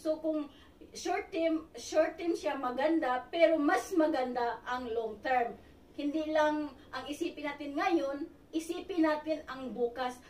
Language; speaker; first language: Filipino; native; Filipino